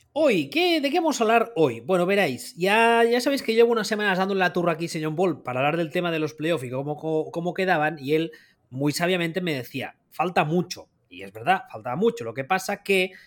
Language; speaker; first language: Spanish; native; Spanish